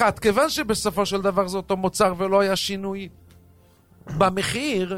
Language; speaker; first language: Hebrew; native; Hebrew